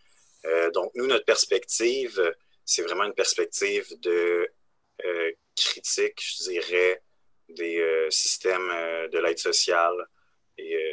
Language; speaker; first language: French; native; French